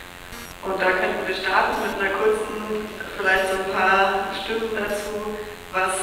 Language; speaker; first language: German; native; German